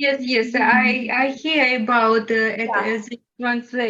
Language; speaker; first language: English; non-native, learner; Russian